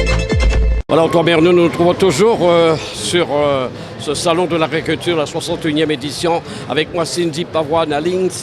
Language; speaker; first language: French; native; French